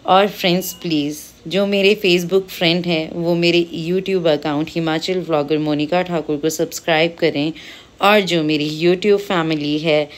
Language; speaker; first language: Hindi; native; Hindi